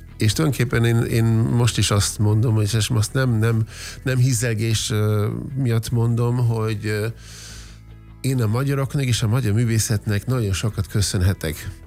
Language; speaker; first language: Hungarian; non-native, fluent; German